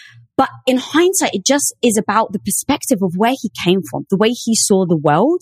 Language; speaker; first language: English; native; English